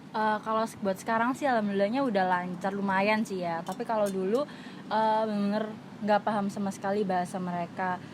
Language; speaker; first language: Indonesian; native; Indonesian